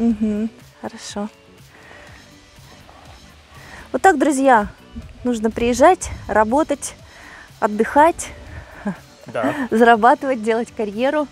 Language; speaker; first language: Russian; native; Russian